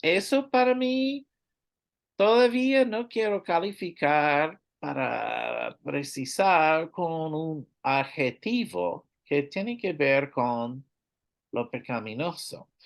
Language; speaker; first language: Spanish; non-native, learner; English